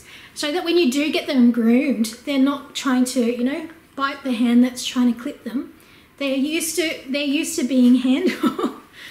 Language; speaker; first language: English; native; English